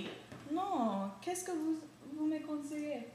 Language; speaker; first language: French; non-native, learner; English